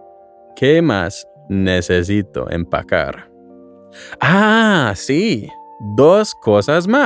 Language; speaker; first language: Spanish; non-native, learner; English